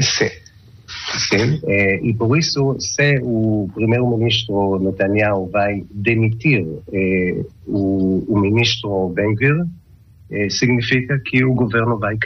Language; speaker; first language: Portuguese; non-native, learner; Hebrew